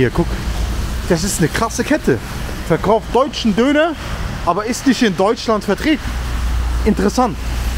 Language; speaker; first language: German; native; German